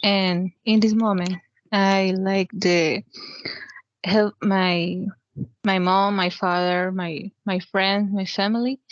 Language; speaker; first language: English; non-native, learner; Spanish